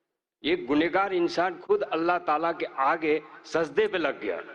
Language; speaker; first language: Hindi; non-native, local second language; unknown